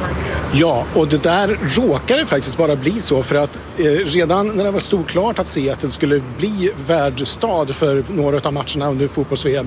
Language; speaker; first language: Swedish; native; Swedish